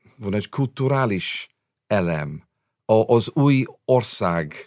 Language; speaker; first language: Hungarian; non-native, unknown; English